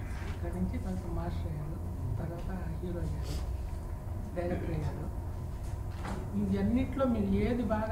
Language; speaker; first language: Telugu; native; Telugu